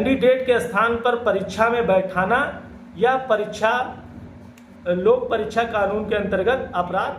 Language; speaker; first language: Hindi; native; Hindi